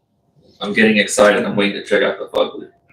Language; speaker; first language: English; native; English